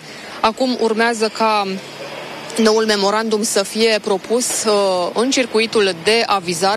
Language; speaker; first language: Romanian; native; Romanian